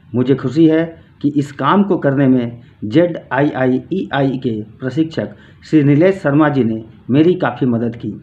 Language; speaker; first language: Hindi; native; Hindi